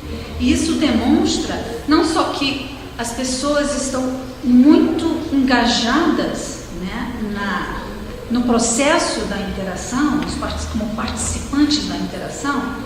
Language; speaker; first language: Portuguese; non-native, fluent; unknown